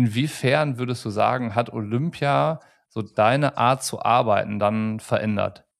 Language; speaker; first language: German; native; German